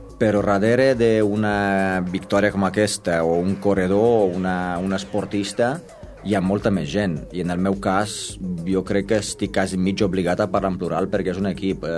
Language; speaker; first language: Catalan; non-native, fluent; Romanian